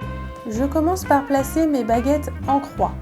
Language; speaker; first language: French; native; French